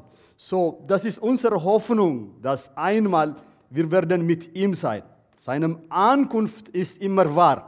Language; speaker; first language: German; non-native, learner; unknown